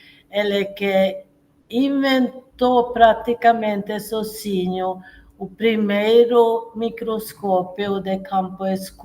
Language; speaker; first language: Portuguese; non-native, fluent; Swedish